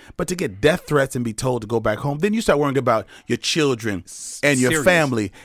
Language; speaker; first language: English; native; English